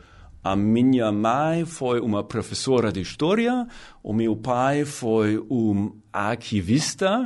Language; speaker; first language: Portuguese; non-native, learner; German